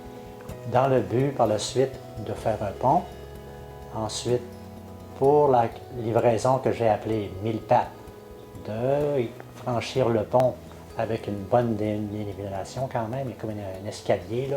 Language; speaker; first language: French; native; French